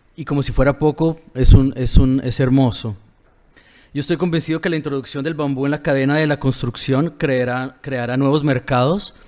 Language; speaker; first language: Spanish; native; Spanish